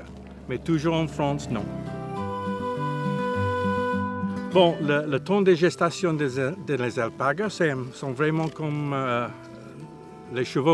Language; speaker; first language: French; non-native, learner; English